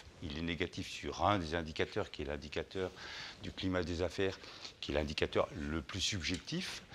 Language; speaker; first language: French; native; French